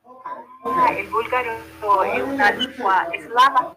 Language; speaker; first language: Italian; non-native, fluent; Spanish